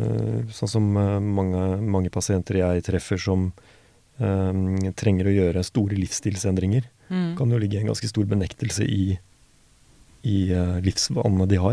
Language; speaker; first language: Norwegian; native; Norwegian